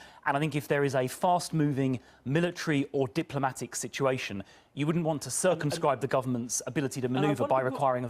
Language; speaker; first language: English; native; English